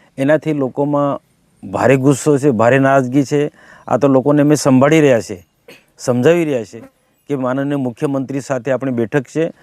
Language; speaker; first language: Gujarati; non-native, local second language; Vasavi